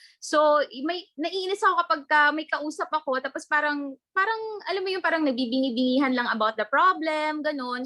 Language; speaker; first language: Filipino; non-native, local second language; Cebuano